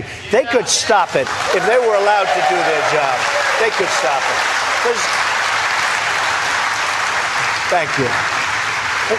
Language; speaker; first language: English; native; English